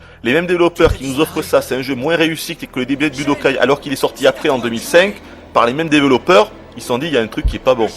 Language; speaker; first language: French; native; French